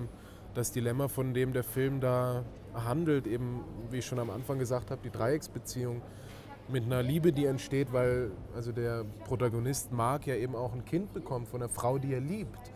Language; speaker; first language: German; native; German